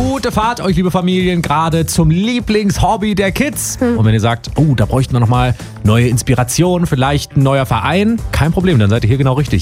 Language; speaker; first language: German; native; German